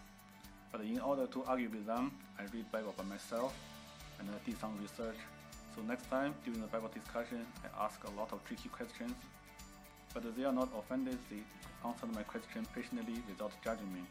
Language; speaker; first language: English; non-native, fluent; Chinese